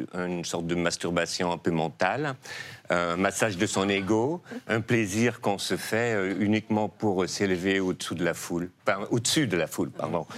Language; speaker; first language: French; non-native, fluent; Dutch